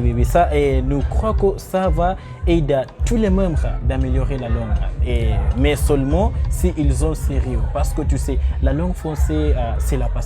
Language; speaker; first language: French; non-native, learner; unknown